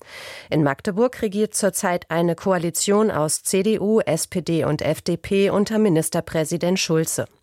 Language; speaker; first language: German; native; German